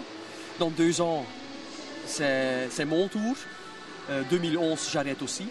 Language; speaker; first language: French; non-native, local second language; Dutch